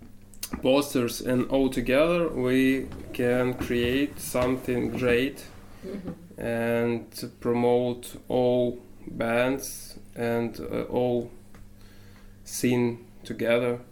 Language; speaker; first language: English; non-native, learner; Ukrainian